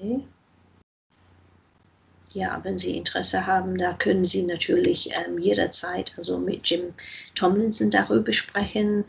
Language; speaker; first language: German; non-native, fluent; English